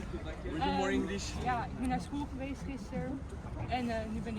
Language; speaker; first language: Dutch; non-native, learner; French